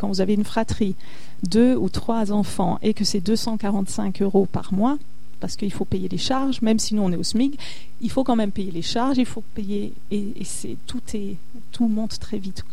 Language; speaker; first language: French; native; French